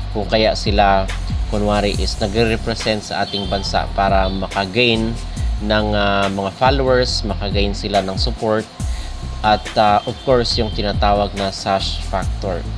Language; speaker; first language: Filipino; native; Filipino